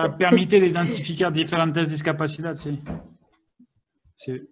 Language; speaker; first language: Spanish; non-native, fluent; French